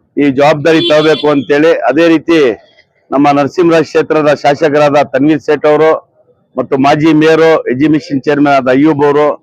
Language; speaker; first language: Kannada; non-native, local second language; Urdu